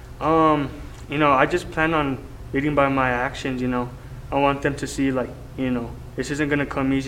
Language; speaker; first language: English; native; English